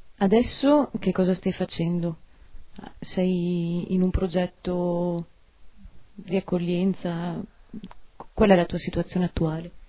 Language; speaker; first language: Italian; native; Italian